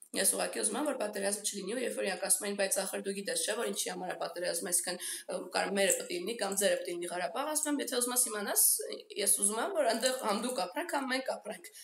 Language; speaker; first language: Armenian; native; Armenian